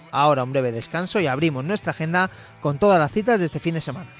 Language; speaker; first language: Spanish; native; Spanish